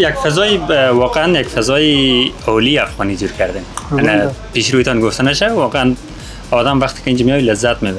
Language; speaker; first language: Persian; native; Persian